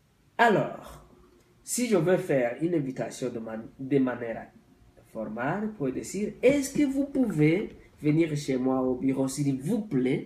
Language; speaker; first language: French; non-native, local second language; Rundi